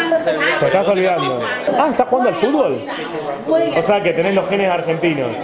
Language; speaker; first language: Spanish; native; Spanish